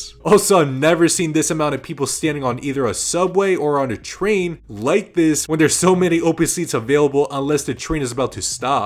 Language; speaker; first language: English; native; English